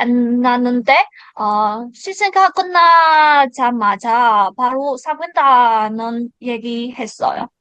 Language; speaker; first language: Korean; non-native, learner; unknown